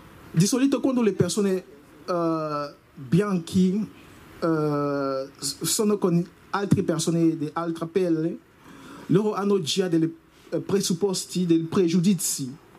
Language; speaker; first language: Italian; non-native, learner; French